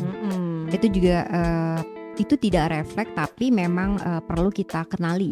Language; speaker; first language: Indonesian; native; Indonesian